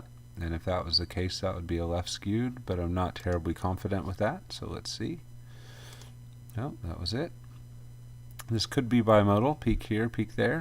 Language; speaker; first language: English; native; English